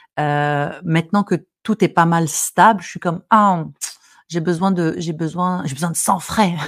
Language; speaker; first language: French; non-native, local second language; Arabic